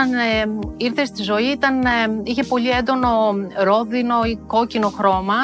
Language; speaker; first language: Greek; native; Greek